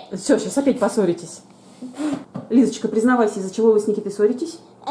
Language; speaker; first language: Russian; native; Russian